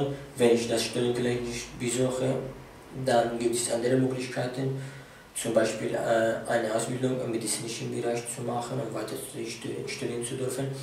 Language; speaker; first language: German; non-native, fluent; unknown